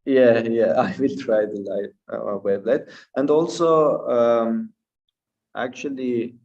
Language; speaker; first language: English; non-native, fluent; Armenian